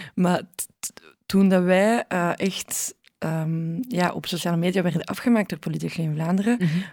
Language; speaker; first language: Dutch; early bilingual, other home language; Arabic